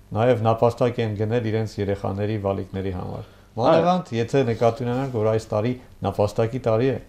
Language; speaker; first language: Armenian; native; Armenian